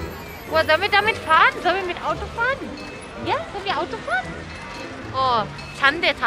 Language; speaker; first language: Korean; non-native, learner; German